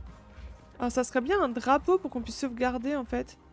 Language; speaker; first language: French; native; French